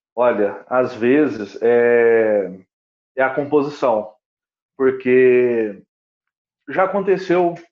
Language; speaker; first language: Portuguese; native; Portuguese